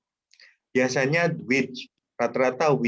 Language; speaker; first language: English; non-native, fluent; Indonesian